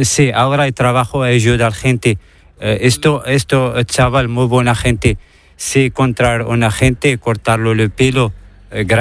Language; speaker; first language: Spanish; non-native, learner; Arabic